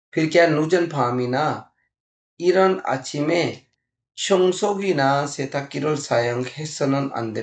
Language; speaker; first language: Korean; non-native, fluent; Urdu